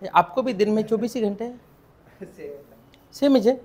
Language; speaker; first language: Hindi; non-native, local second language; Marathi